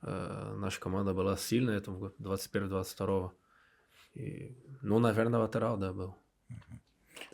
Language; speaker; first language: Russian; non-native, learner; Portuguese